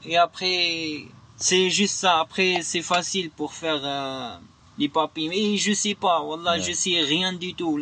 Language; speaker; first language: French; non-native, learner; Arabic